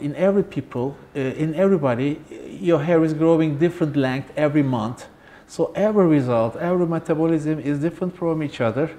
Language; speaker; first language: English; non-native, learner; Turkish